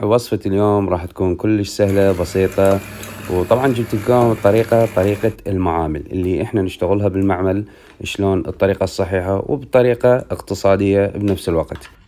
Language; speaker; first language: Arabic; native; Arabic